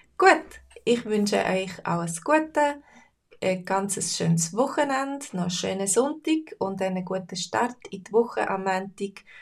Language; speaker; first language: German; native; German